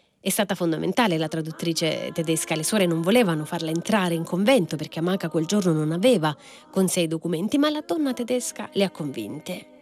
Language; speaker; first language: Italian; native; Italian